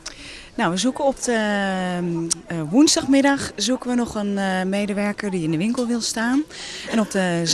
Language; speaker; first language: Dutch; native; Dutch